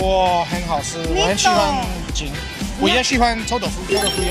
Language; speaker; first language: Chinese; non-native, learner; English